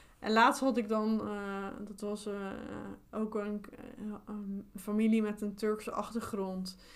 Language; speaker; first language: Dutch; native; Dutch